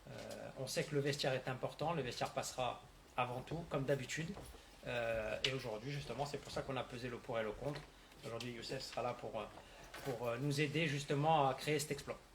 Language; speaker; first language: French; native; French